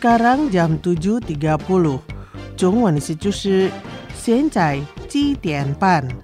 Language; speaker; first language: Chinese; early bilingual, heritage; Chinese